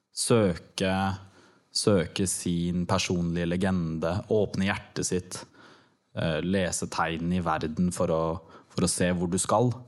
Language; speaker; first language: Norwegian; early bilingual, other home language; Turkish